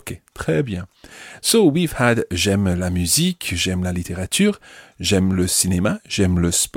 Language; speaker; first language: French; non-native, fluent; English